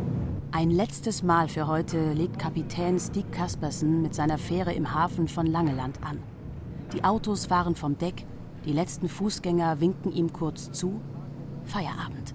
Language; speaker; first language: German; native; German